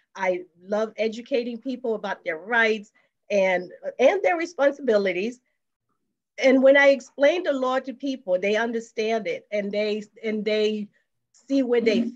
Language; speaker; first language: English; non-native, fluent; Haitian Creole